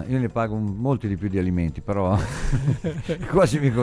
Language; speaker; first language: Italian; native; Italian